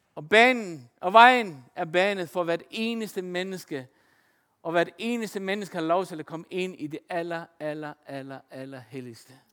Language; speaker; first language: Danish; non-native, local second language; Faroese